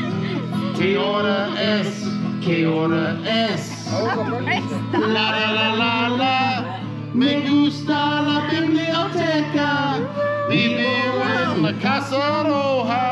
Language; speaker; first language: Spanish; non-native, learner; English